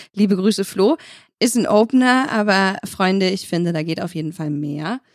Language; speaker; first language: German; early bilingual, other home language; Arabic